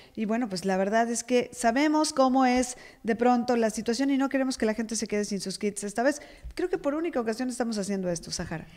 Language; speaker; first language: Spanish; native; Spanish